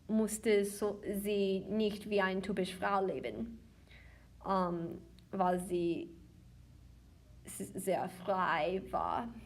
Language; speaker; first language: German; non-native, learner; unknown